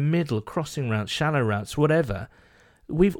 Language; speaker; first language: English; native; English